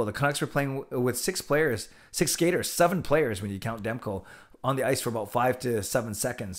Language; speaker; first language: English; native; English